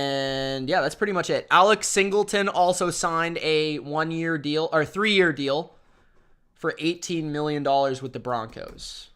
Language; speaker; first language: English; native; English